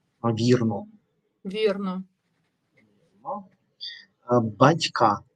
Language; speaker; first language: Ukrainian; non-native, learner; Russian